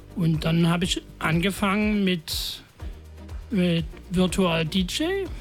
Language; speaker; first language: German; native; German